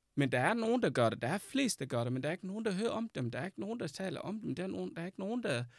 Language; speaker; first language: Danish; non-native, fluent; Arabic